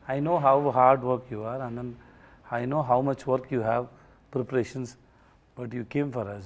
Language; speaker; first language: Telugu; non-native, local second language; Tamil